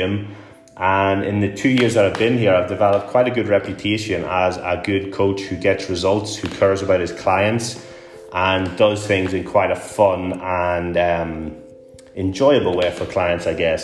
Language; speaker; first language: English; native; English